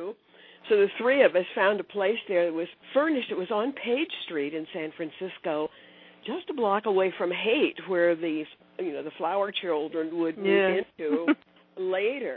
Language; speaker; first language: English; native; English